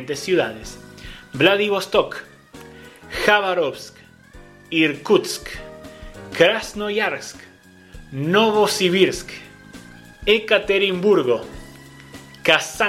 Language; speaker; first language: Spanish; native; Spanish